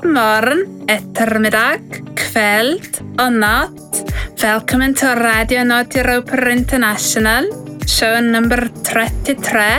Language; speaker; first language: Norwegian; non-native, fluent; English